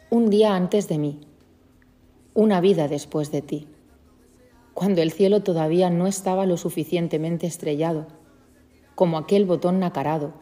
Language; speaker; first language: Spanish; native; Spanish